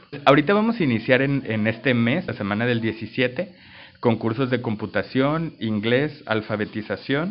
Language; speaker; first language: Spanish; native; Spanish